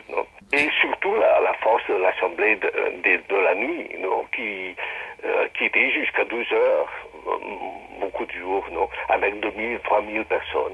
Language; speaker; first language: French; non-native, fluent; Spanish